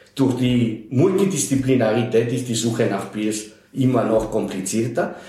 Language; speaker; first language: German; non-native, fluent; Spanish